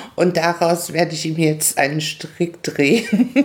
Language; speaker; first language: German; non-native, fluent; Spanish